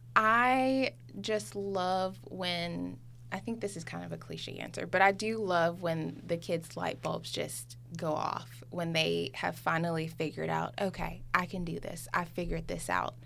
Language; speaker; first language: English; native; English